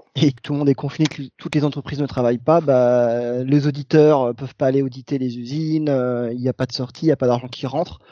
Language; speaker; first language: French; native; French